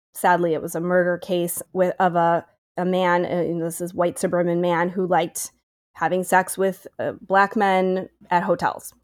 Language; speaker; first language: English; native; English